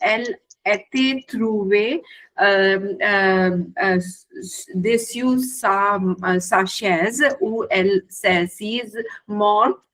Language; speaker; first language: French; non-native, learner; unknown